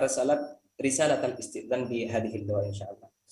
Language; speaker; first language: Arabic; non-native, fluent; Indonesian